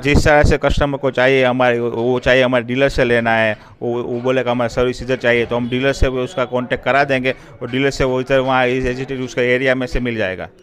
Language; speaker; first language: Hindi; non-native, local second language; Gujarati